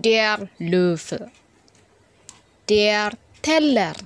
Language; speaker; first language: German; non-native, fluent; Indonesian